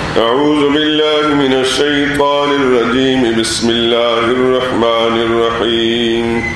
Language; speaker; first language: Urdu; native; Urdu